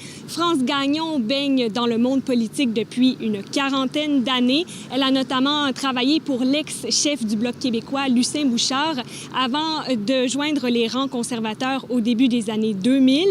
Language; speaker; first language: French; native; French